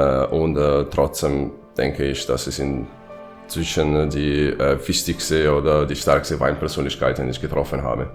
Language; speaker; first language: German; non-native, fluent; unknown